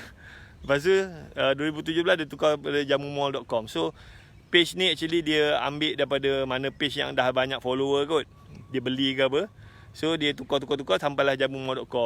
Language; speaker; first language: Malay; native; Malay